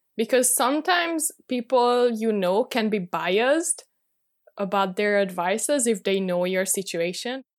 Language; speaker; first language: English; non-native, fluent; Hungarian